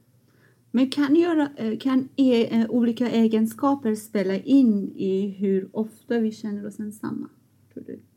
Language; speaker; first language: Swedish; non-native, fluent; Persian